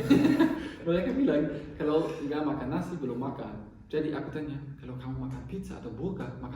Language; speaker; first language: Indonesian; non-native, learner; German